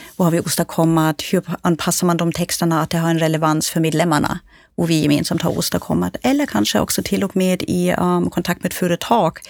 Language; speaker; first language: Swedish; non-native, fluent; German